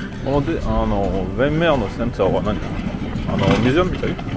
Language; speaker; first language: Japanese; non-native, learner; French